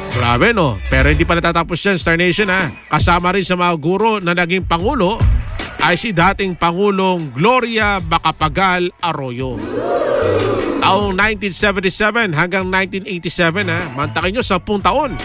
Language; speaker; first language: Filipino; native; Filipino